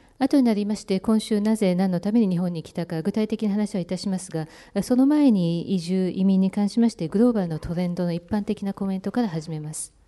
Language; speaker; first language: Japanese; native; Japanese